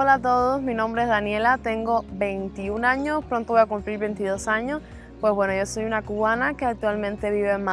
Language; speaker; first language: Spanish; native; Spanish